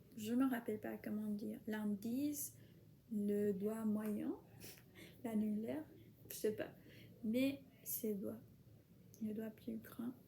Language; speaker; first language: French; non-native, fluent; Spanish